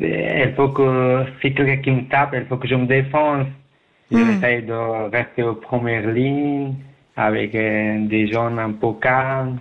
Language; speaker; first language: French; non-native, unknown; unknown